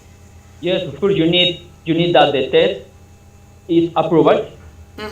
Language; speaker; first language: English; non-native, learner; Spanish